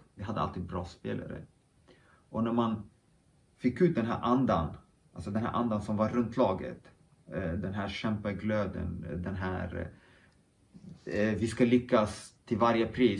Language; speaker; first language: Swedish; early bilingual, other home language; Kurdish